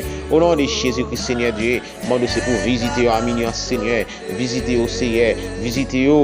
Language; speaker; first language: French; non-native, local second language; Haitian Creole